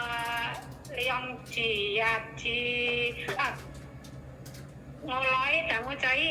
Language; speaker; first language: Cantonese; non-native, learner; Indonesian